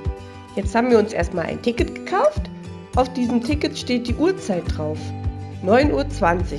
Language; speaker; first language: German; native; German